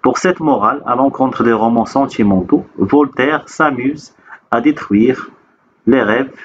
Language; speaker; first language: French; non-native, local second language; Arabic